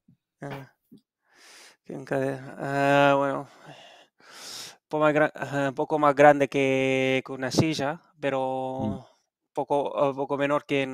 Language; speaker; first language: Spanish; non-native, fluent; Dutch